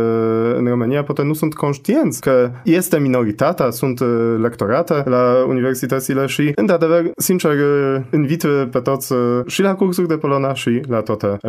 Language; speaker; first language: Romanian; non-native, fluent; Polish